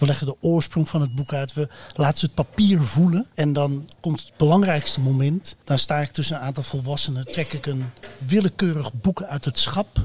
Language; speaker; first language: Dutch; native; Dutch